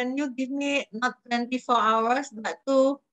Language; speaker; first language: English; non-native, learner; Indonesian